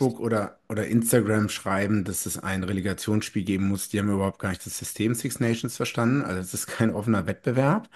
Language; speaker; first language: German; native; German